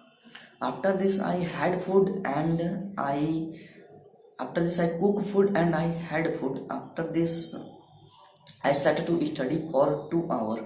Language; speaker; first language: English; non-native, learner; Hindi